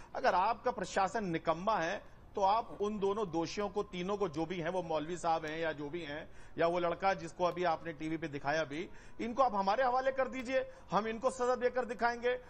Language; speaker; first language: Hindi; native; Hindi